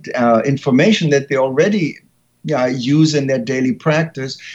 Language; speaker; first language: English; non-native, fluent; German